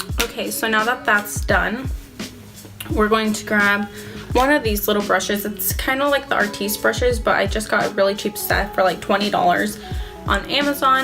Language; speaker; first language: English; native; English